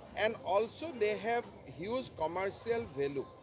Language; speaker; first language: English; non-native, local second language; Assamese